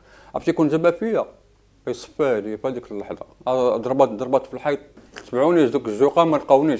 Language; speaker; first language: Arabic; native; Arabic